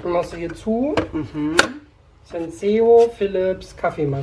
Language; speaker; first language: German; native; German